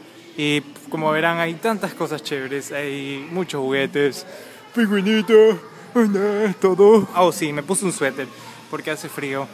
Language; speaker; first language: Spanish; native; Spanish